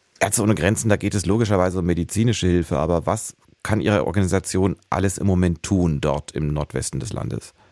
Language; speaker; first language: German; native; German